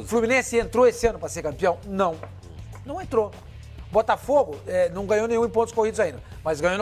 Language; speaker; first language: Portuguese; native; Portuguese